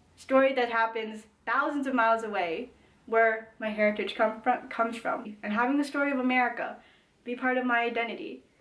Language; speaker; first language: English; native; English